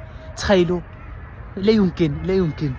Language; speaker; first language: Arabic; native; Arabic